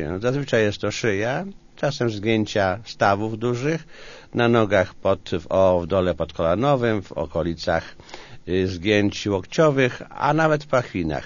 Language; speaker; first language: Polish; native; Polish